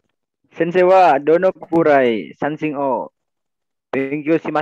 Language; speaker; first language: Japanese; non-native, learner; Indonesian